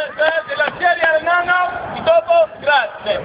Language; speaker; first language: Italian; non-native, learner; English